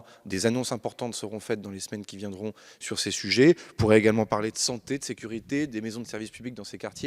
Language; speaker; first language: French; native; French